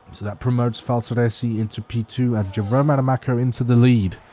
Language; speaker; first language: English; native; English